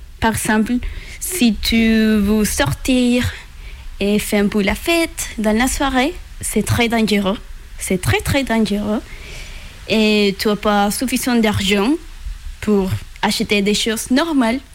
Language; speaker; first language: French; non-native, learner; Spanish